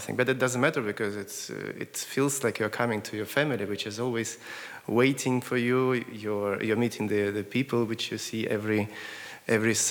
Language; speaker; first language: English; non-native, fluent; Russian